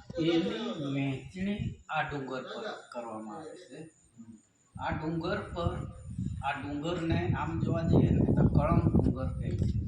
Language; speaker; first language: Gujarati; non-native, local second language; Kukna